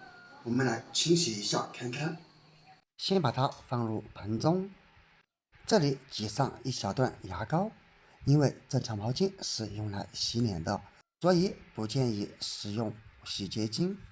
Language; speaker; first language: Chinese; native; Chinese